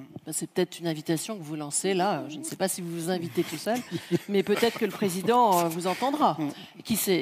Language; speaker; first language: French; early bilingual, heritage; French